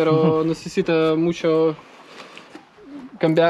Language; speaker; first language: Spanish; non-native, learner; Russian